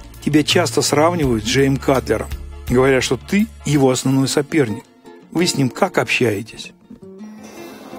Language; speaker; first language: Russian; native; Russian